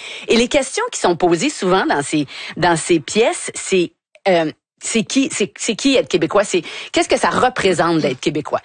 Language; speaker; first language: French; native; French